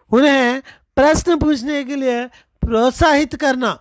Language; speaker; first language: Hindi; non-native, local second language; Telugu